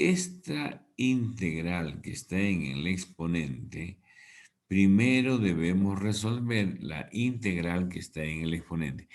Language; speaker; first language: Spanish; native; Spanish